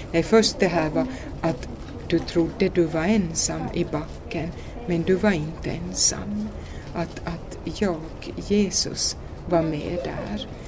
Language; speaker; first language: Swedish; native; Swedish